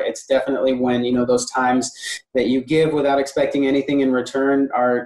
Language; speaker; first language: English; native; English